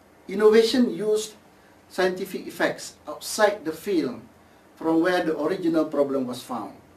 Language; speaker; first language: English; non-native, local second language; Malay